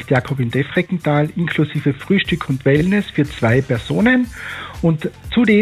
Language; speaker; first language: German; native; German